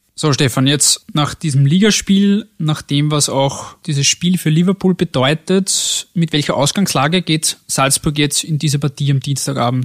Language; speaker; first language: German; native; German